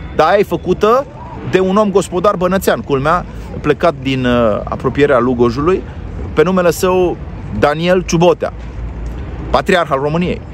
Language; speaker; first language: Romanian; native; Romanian